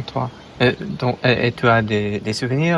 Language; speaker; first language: French; non-native, fluent; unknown